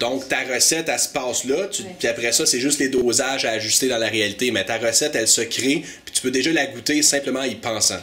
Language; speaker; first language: French; native; French